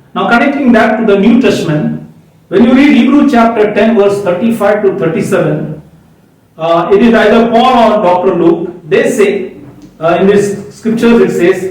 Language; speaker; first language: English; non-native, local second language; Hindi